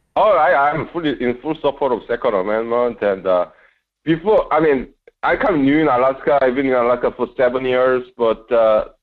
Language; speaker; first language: English; non-native, fluent; Korean